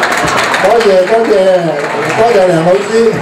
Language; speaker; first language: Chinese; early bilingual, heritage; Cantonese